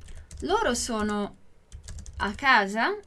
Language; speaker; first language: Italian; non-native, fluent; Portuguese